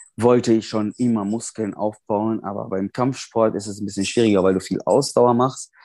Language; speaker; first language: German; non-native, fluent; Arabic